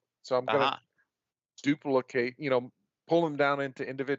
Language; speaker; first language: English; native; English